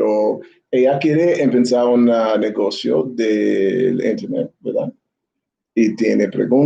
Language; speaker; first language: Spanish; non-native, learner; English